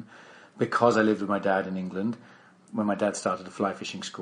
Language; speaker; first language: English; native; English